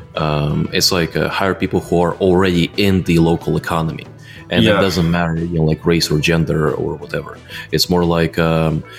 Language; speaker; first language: English; non-native, fluent; Russian